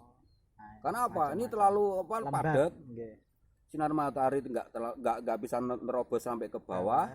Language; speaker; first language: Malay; non-native, local second language; Javanese